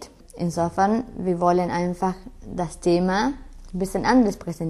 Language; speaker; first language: German; non-native, fluent; Spanish